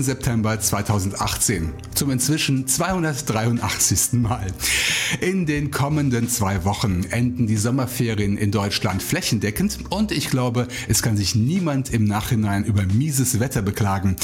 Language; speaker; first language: German; native; German